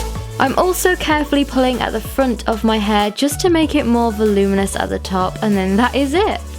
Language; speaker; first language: English; native; English